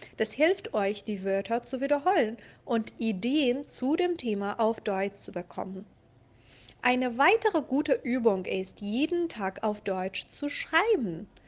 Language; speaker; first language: German; non-native, fluent; Persian